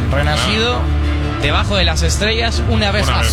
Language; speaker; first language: Spanish; native; Spanish